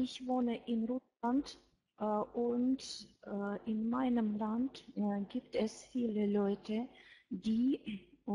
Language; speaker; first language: German; non-native, learner; Russian